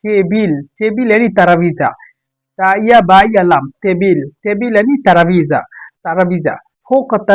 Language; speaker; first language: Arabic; non-native, fluent; Bangla